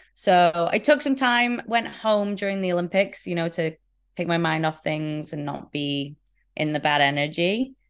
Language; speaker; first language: English; native; English